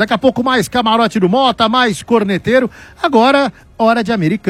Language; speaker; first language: Portuguese; native; Portuguese